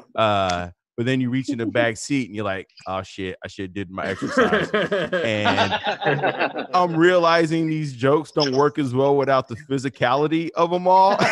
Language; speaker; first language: English; native; English